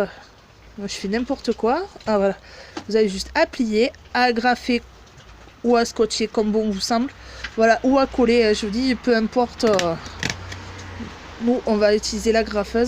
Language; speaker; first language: French; native; French